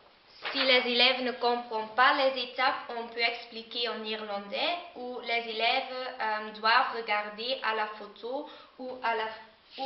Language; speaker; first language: French; non-native, learner; Dutch